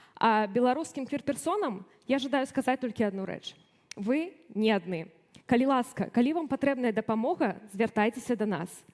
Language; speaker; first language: Belarusian; native; Belarusian